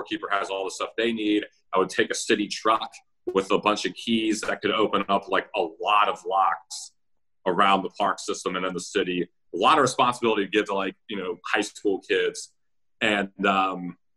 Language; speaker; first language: English; native; English